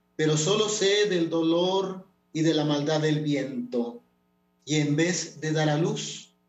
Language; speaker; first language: Spanish; non-native, local second language; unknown